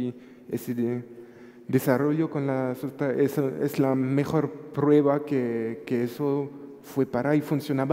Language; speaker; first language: Spanish; non-native, fluent; French